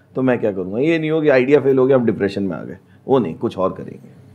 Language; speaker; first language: Hindi; native; Hindi